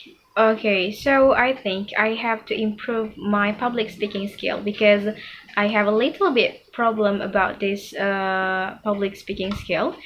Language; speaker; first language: English; non-native, fluent; Indonesian